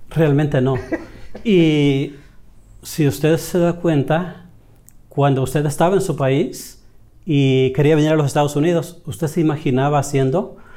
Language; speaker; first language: Spanish; native; Spanish